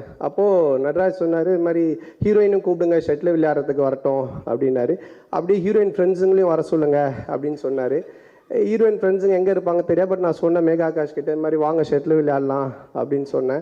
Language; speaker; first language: Tamil; native; Tamil